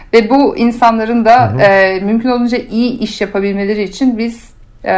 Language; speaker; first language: Turkish; early bilingual, heritage; Turkish